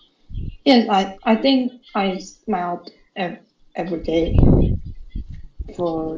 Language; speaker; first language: English; non-native, learner; Chinese